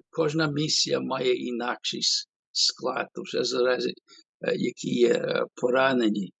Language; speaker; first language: Ukrainian; early bilingual, heritage; Ukrainian